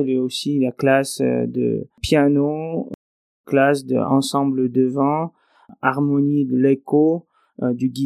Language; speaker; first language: French; non-native, fluent; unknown